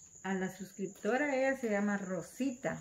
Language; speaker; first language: Spanish; native; Spanish